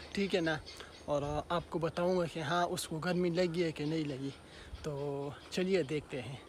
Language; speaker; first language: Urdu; non-native, local second language; Pashto